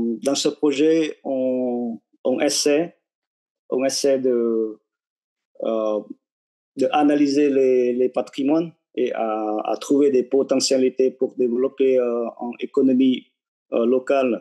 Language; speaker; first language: French; non-native, fluent; Vietnamese